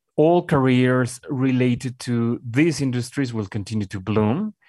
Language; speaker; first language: English; non-native, fluent; Spanish